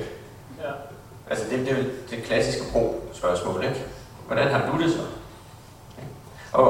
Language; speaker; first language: Danish; native; Danish